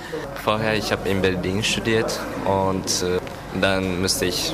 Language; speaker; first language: German; non-native, learner; Japanese